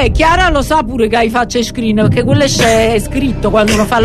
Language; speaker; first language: Italian; native; Italian